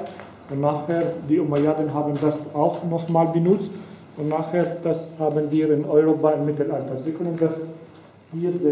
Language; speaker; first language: German; non-native, fluent; Arabic